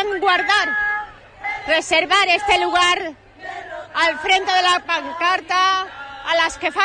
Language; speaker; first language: Spanish; native; Spanish